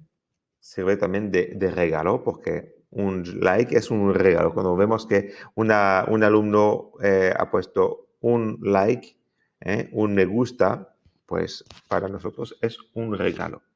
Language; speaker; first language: Spanish; non-native, fluent; French